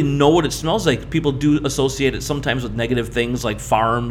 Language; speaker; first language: English; native; English